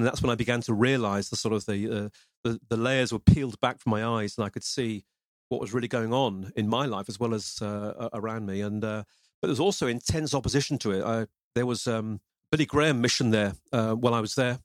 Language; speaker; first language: English; native; English